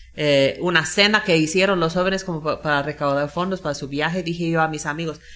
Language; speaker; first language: Spanish; non-native, fluent; English